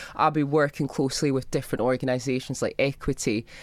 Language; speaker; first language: English; native; English